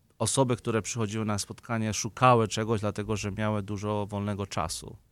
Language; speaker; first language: Polish; native; Polish